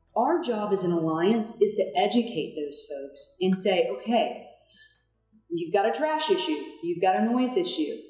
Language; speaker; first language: English; native; English